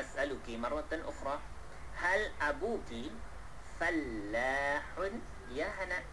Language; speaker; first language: Arabic; non-native, fluent; Malay